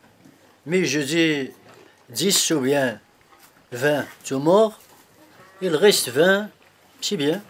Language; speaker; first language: French; non-native, learner; Berber languages